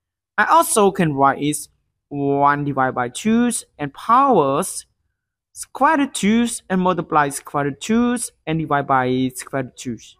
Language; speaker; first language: English; non-native, learner; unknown